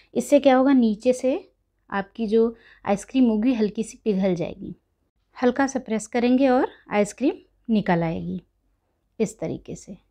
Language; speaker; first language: Hindi; native; Hindi